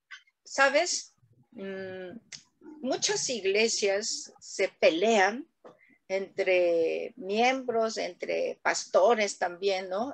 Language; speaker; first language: Spanish; non-native, learner; Korean